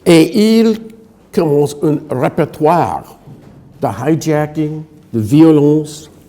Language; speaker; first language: French; non-native, fluent; English